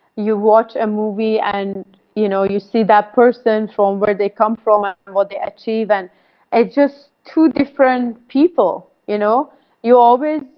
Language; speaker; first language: English; non-native, fluent; Persian